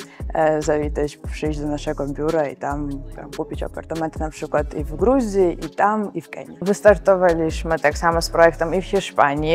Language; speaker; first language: Polish; non-native, fluent; Georgian